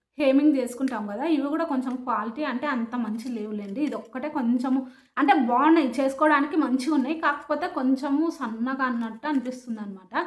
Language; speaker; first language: Telugu; native; Telugu